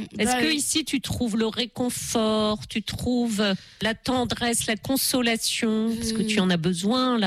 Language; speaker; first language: French; native; French